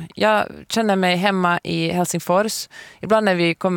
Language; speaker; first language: Swedish; native; Swedish